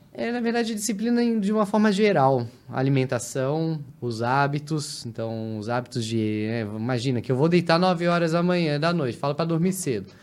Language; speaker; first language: Portuguese; native; Portuguese